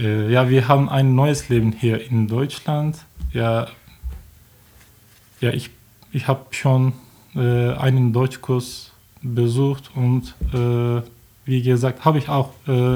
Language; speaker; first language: German; non-native, learner; Turkish